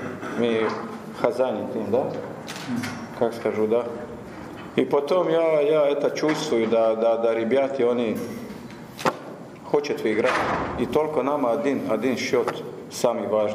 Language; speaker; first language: Russian; non-native, learner; Croatian